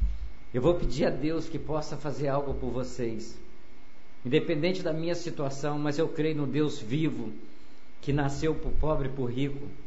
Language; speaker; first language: Portuguese; native; Portuguese